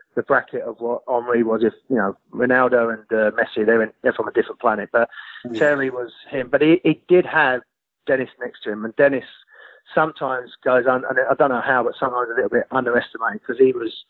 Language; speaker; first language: English; native; English